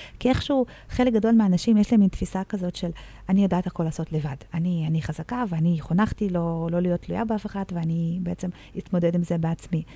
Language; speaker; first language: Hebrew; early bilingual, other home language; Russian